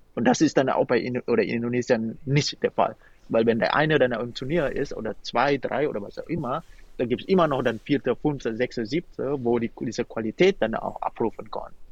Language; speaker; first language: German; non-native, fluent; Indonesian